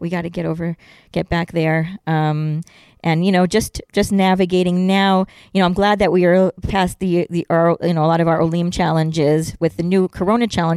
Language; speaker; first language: English; native; English